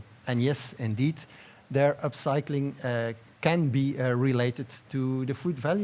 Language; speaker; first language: English; non-native, fluent; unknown